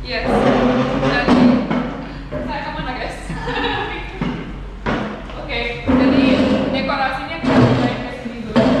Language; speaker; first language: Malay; non-native, fluent; English